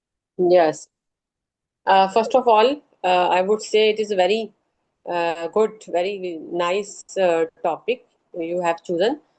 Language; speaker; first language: English; non-native, learner; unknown